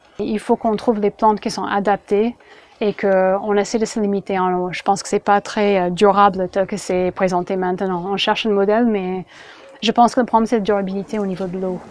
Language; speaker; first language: French; non-native, fluent; English